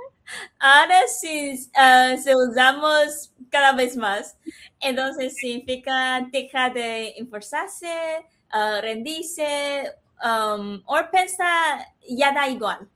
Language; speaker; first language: Spanish; non-native, fluent; Chinese